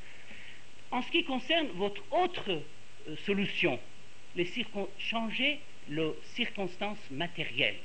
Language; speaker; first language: French; non-native, fluent; Persian